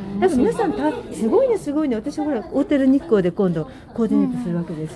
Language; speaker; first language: Japanese; native; Japanese